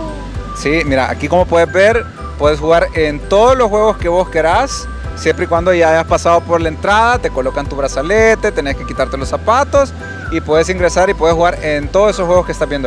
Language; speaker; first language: Spanish; native; Spanish